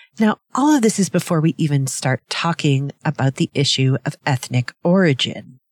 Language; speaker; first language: English; native; English